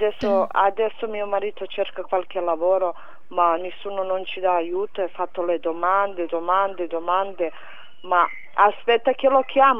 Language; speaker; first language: Italian; non-native, fluent; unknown